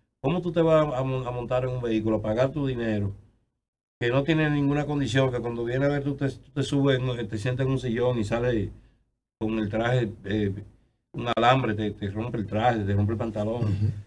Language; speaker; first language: Spanish; native; Spanish